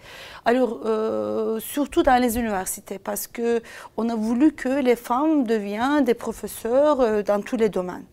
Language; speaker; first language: French; non-native, fluent; Turkish